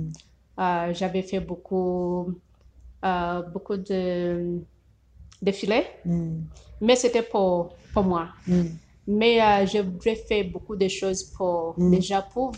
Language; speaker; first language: French; non-native, learner; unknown